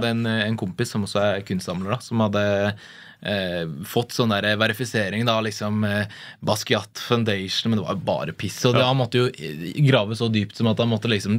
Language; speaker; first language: Norwegian; native; Norwegian